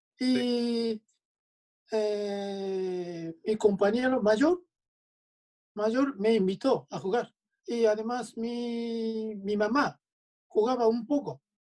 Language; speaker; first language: Spanish; non-native, learner; Japanese